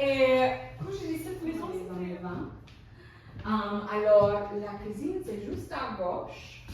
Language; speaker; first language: French; non-native, local second language; English